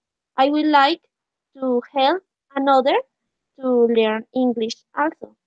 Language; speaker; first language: English; non-native, learner; Spanish